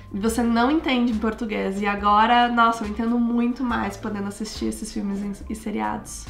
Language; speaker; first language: Portuguese; native; Portuguese